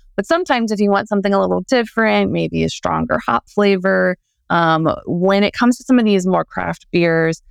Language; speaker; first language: English; native; English